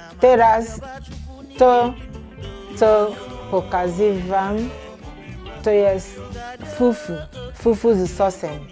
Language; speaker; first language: Polish; non-native, learner; Igbo